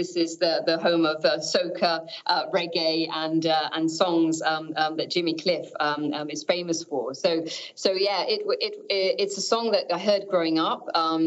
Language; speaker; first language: English; native; English